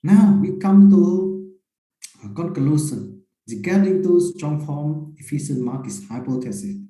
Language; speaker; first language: English; non-native, fluent; Vietnamese